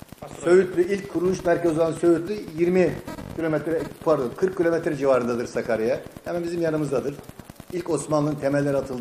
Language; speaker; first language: Turkish; native; Turkish